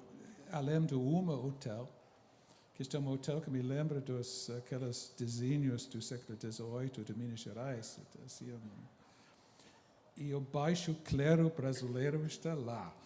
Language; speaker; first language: Portuguese; non-native, fluent; English